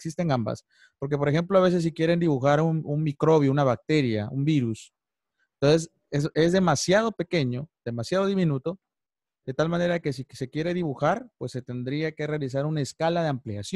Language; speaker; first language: Spanish; native; Spanish